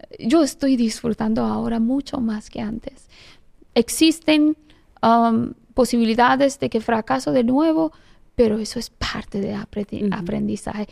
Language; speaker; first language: Spanish; non-native, fluent; Persian